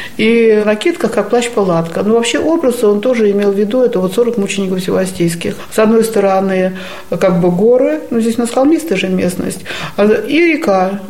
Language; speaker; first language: Russian; native; Russian